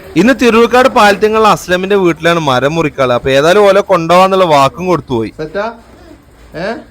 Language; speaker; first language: Malayalam; native; Malayalam